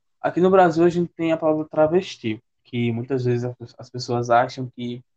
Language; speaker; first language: Portuguese; native; Portuguese